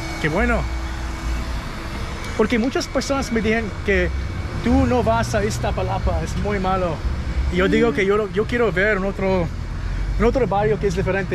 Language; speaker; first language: Spanish; non-native, learner; English